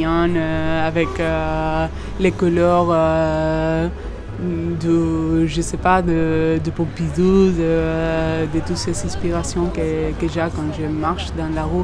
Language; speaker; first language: French; non-native, fluent; Spanish